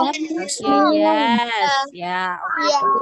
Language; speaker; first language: English; non-native, fluent; Indonesian